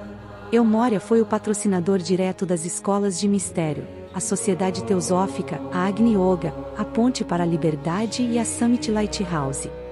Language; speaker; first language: Portuguese; native; Portuguese